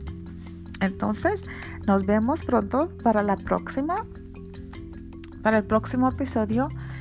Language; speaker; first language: Spanish; early bilingual, heritage; Spanish